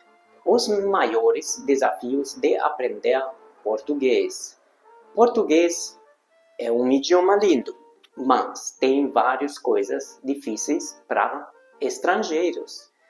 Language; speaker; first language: Portuguese; non-native, fluent; Hungarian